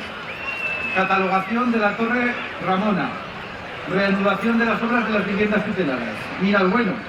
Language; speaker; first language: Spanish; native; Spanish